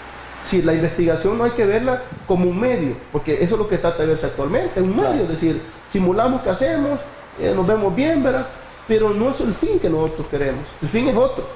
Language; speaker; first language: Spanish; native; Spanish